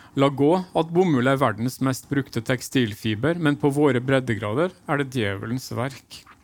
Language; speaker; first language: Norwegian; native; Norwegian